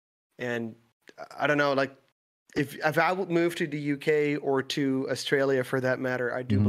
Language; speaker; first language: English; non-native, fluent; Dutch